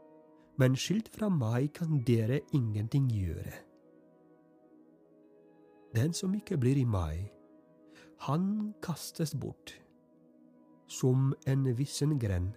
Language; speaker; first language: Norwegian; non-native, fluent; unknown